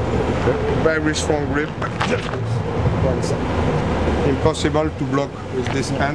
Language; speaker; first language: English; non-native, learner; French